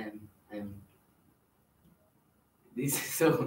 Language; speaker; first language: English; non-native, learner; Spanish